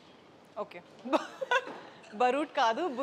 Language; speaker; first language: Telugu; non-native, local second language; Bangla